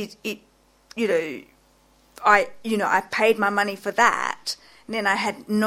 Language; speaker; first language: English; native; English